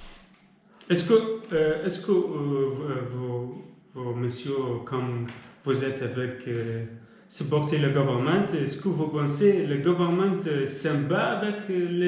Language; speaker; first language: French; non-native, learner; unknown